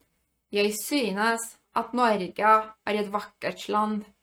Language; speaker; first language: Norwegian; non-native, fluent; Polish